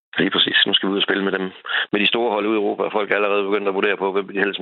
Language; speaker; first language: Danish; native; Danish